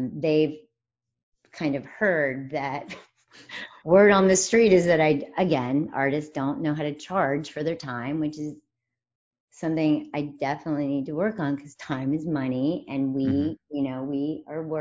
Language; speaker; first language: English; native; English